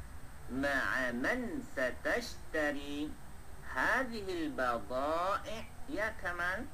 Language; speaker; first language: Arabic; non-native, fluent; Malay